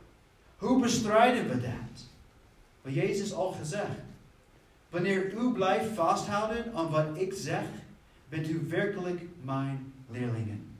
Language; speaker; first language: Dutch; non-native, fluent; English